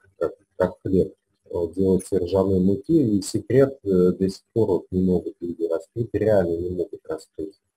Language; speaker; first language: Russian; native; Russian